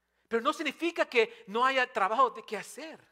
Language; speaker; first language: Spanish; non-native, fluent; English